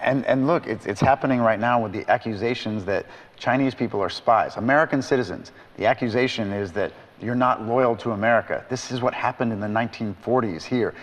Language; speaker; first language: English; native; English